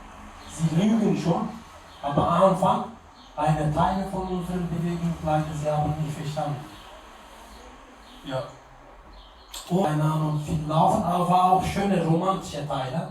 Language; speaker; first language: German; non-native, learner; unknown